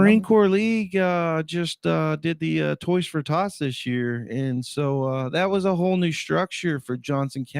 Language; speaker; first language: English; native; English